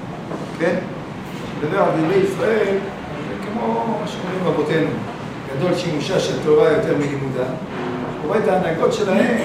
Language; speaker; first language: Hebrew; native; Hebrew